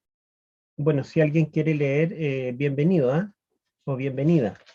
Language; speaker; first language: Spanish; native; Spanish